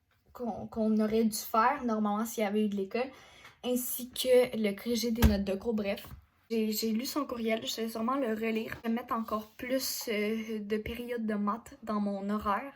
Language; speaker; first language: French; native; French